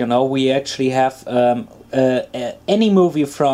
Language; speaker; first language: English; non-native, fluent; German